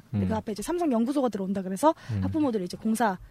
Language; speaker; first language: Korean; non-native, fluent; Turkish